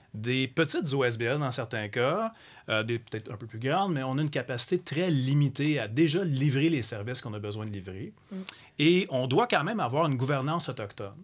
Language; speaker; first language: French; native; French